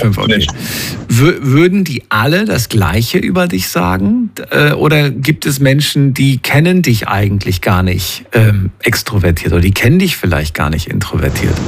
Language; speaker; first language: German; native; German